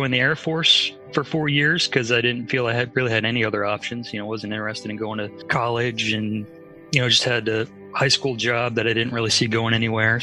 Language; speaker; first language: English; native; English